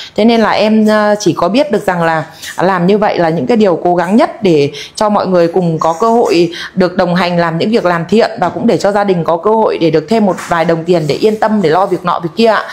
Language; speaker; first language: Vietnamese; native; Vietnamese